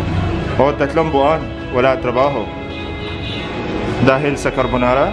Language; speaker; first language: Filipino; non-native, learner; Arabic